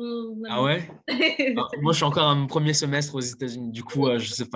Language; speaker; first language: French; native; French